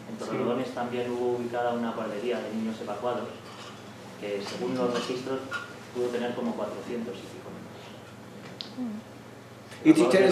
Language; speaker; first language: Spanish; native; Spanish